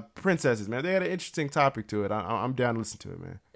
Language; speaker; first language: English; native; English